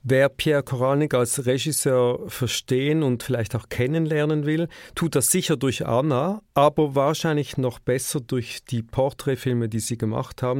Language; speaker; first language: German; native; German